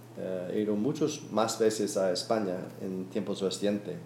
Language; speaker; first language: Spanish; non-native, learner; English